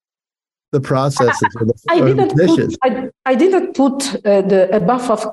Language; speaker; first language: English; non-native, learner; Lingala